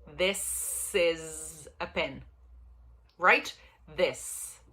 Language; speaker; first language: English; non-native, fluent; Portuguese